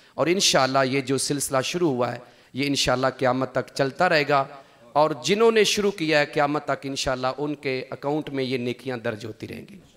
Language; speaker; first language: Urdu; non-native, local second language; Punjabi